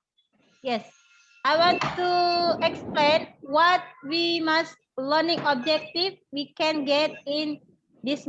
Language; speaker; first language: English; non-native, learner; Indonesian